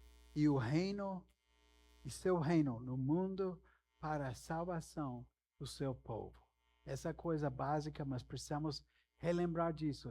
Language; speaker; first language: Portuguese; non-native, fluent; English